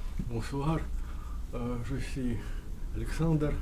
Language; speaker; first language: French; non-native, learner; Russian